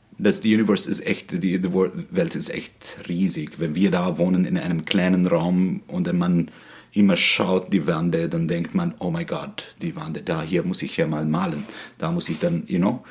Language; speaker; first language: German; non-native, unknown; Arabic